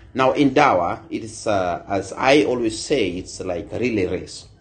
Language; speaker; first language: English; non-native, local second language; Luo (Kenya and Tanzania)